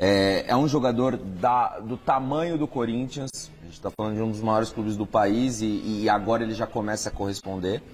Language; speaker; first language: Portuguese; native; Portuguese